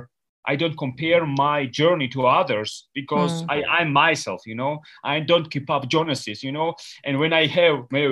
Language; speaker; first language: English; non-native, fluent; Georgian